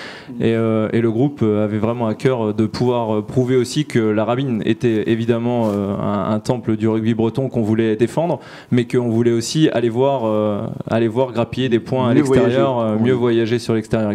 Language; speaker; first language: French; native; French